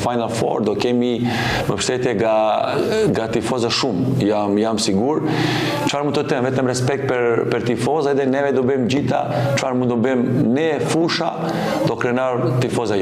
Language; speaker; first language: Albanian; non-native, learner; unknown